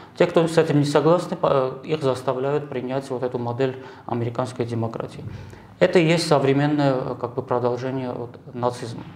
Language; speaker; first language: Russian; non-native, local second language; Armenian